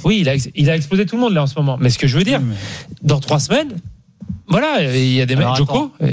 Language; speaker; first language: French; native; French